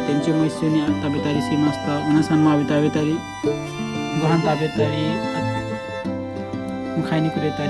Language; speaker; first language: Japanese; non-native, learner; Nepali